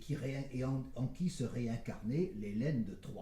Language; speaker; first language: French; native; French